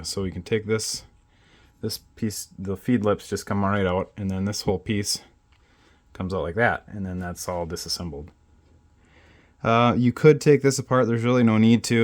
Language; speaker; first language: English; native; English